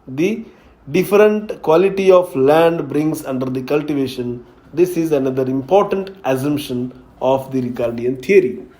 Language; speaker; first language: English; non-native, local second language; Marathi